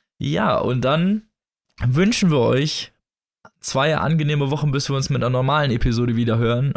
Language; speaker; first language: German; native; German